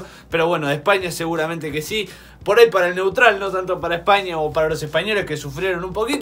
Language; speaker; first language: Spanish; native; Spanish